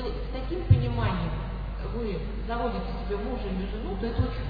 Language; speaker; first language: Russian; native; Russian